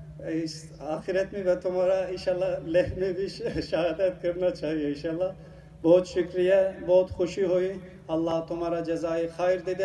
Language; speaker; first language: Urdu; non-native, learner; Turkish